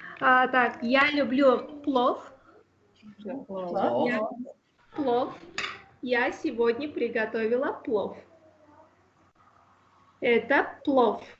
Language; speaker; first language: Russian; non-native, fluent; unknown